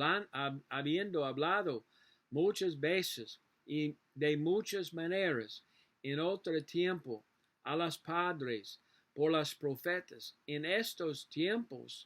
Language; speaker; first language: Spanish; non-native, learner; English